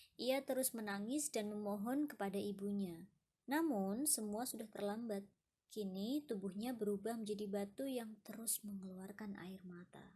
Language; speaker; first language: Indonesian; native; Indonesian